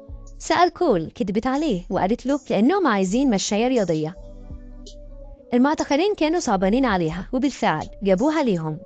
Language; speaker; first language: Arabic; native; Arabic